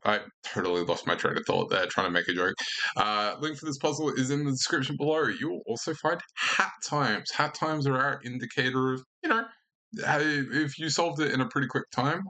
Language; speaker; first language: English; native; English